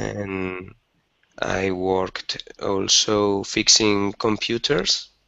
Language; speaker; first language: English; non-native, learner; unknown